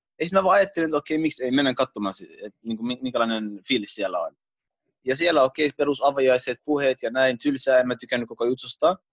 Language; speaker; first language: Finnish; early bilingual, other home language; Arabic